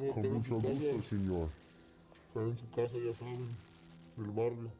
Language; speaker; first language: Spanish; native; Spanish